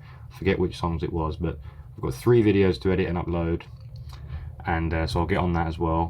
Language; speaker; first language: English; native; English